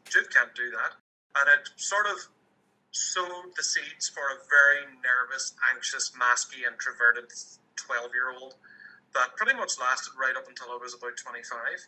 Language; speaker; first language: English; native; English